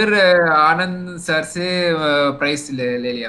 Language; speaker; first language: Hindi; non-native, local second language; Tamil